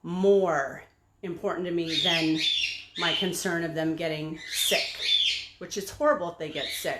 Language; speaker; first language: English; native; English